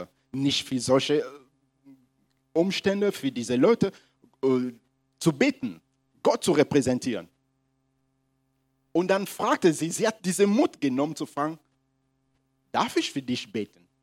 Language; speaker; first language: German; non-native, fluent; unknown